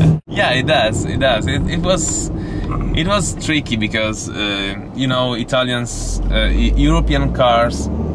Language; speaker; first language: English; non-native, fluent; Italian